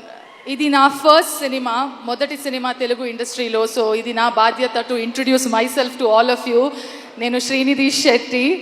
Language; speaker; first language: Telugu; non-native, learner; Kannada